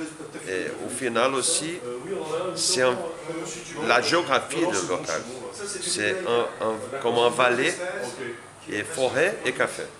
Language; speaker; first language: French; non-native, learner; Portuguese